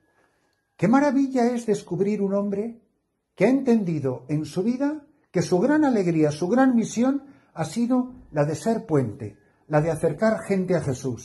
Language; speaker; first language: Spanish; native; Spanish